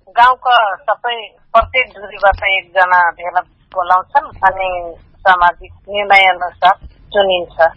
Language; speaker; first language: Nepali; non-native, local second language; Dangaura Tharu